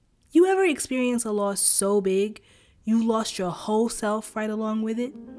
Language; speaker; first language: English; early bilingual, other home language; Arabic